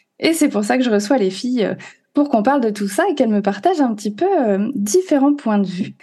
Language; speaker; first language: French; native; French